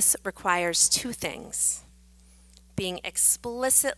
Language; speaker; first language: English; native; English